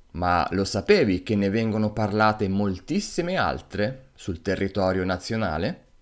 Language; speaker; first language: Italian; native; Italian